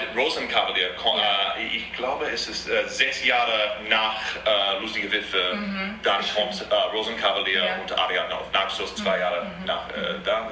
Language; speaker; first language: German; non-native, fluent; English